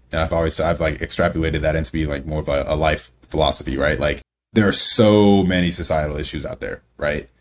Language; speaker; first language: English; early bilingual, other home language; Igbo